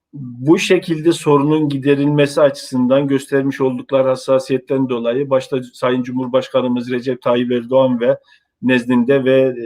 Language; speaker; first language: Turkish; native; Turkish